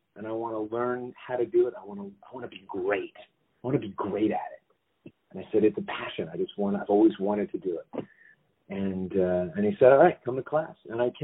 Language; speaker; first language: English; native; English